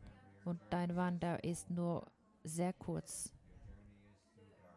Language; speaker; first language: German; non-native, fluent; Finnish